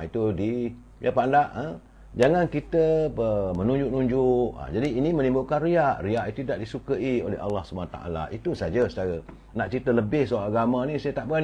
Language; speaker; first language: Malay; native; Malay